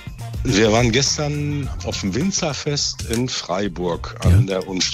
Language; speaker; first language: German; native; German